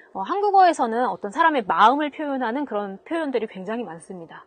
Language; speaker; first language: Korean; native; Korean